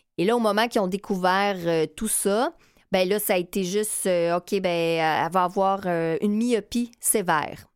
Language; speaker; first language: French; native; French